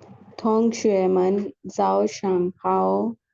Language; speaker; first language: Chinese; non-native, learner; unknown